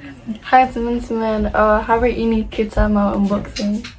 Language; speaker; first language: Indonesian; early bilingual, heritage; Indonesian